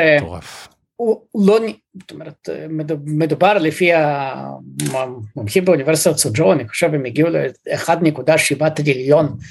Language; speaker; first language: Hebrew; early bilingual, other home language; Russian